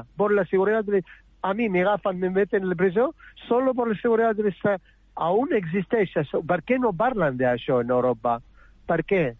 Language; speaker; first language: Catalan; non-native, learner; Arabic